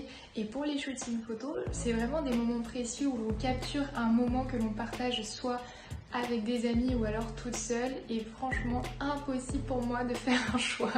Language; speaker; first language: French; native; French